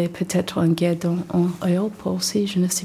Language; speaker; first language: French; non-native, learner; English